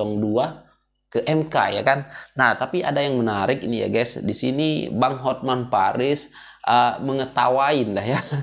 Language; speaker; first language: Indonesian; native; Indonesian